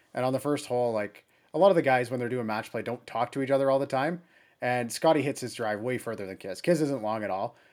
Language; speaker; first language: English; early bilingual, other home language; German